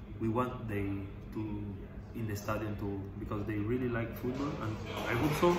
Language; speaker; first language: English; non-native, learner; Spanish